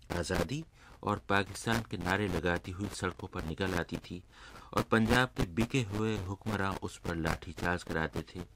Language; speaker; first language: Urdu; native; Urdu